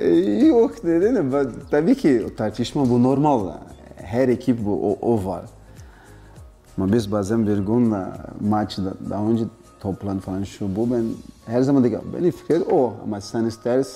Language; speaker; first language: Turkish; non-native, learner; Portuguese